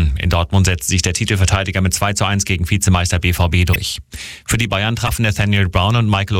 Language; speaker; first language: German; native; German